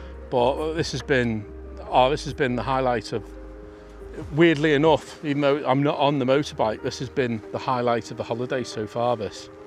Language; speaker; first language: English; native; English